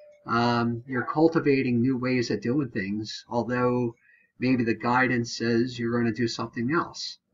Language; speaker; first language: English; native; English